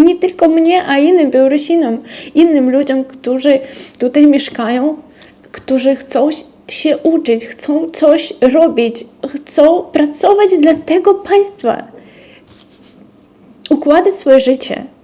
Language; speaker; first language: Polish; non-native, fluent; Russian